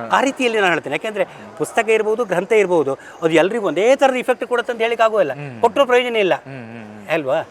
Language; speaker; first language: Kannada; native; Kannada